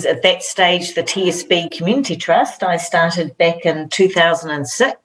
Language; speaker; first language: English; native; English